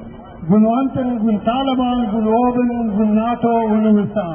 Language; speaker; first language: German; non-native, fluent; Persian